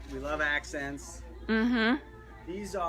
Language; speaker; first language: English; native; English